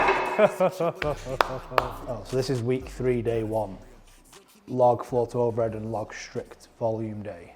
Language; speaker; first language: English; native; English